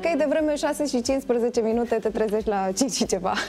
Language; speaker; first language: Romanian; native; Romanian